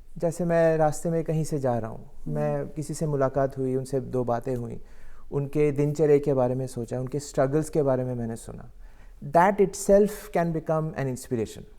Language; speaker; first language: Hindi; non-native, local second language; Bangla